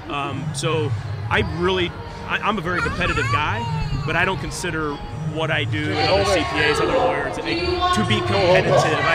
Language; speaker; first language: English; native; English